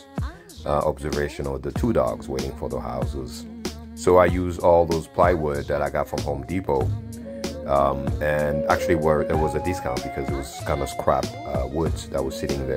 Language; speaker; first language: English; non-native, fluent; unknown